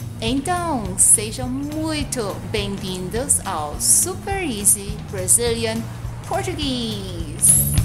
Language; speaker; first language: Portuguese; non-native, fluent; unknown